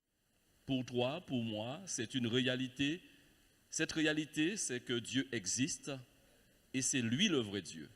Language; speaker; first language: French; native; French